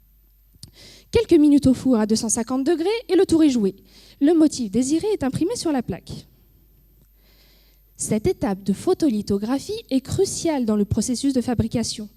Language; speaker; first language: French; native; French